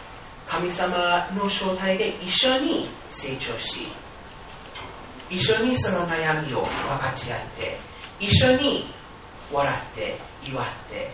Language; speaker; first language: Japanese; non-native, fluent; English